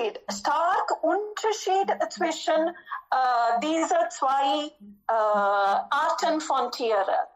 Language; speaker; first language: German; non-native, fluent; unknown